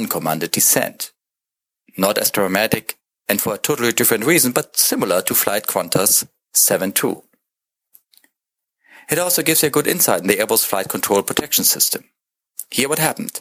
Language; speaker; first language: English; non-native, fluent; German